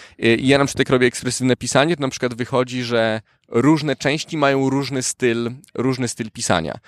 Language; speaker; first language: Polish; native; Polish